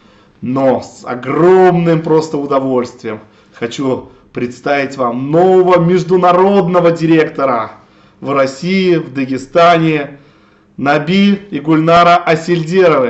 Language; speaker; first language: Russian; native; Russian